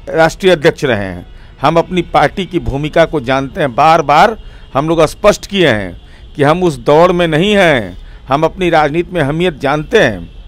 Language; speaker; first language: Hindi; native; Hindi